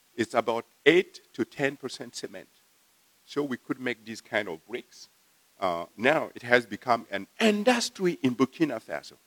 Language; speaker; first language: English; non-native, fluent; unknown